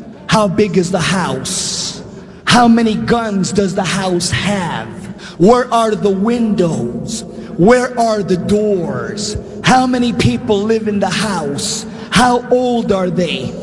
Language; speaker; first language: English; early bilingual, other home language; Spanish